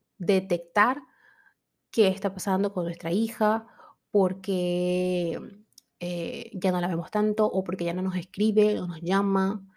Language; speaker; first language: Spanish; native; Spanish